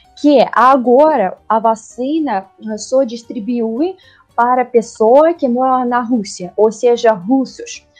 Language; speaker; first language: Portuguese; non-native, learner; Russian